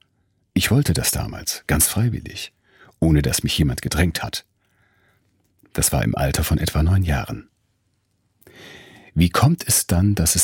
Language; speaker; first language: German; native; German